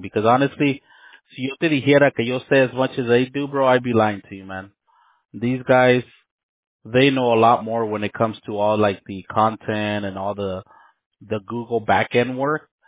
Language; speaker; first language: English; early bilingual, other home language; Spanish